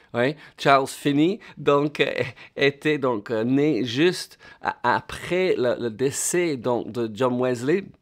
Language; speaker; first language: French; non-native, fluent; English